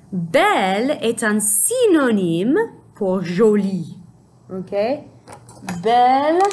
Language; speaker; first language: French; non-native, fluent; English